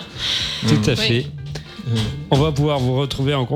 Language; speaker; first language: French; native; French